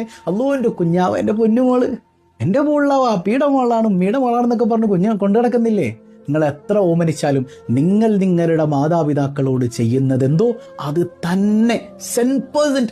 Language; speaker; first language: Malayalam; native; Malayalam